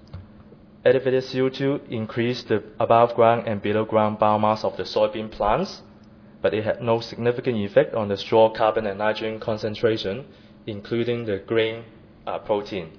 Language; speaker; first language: English; non-native, fluent; Chinese